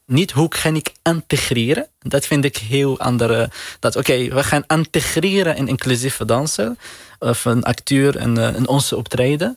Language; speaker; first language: Dutch; non-native, learner; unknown